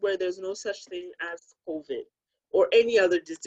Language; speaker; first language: English; non-native, local second language; Akan